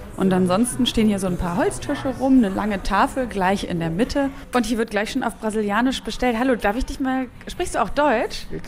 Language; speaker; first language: German; native; German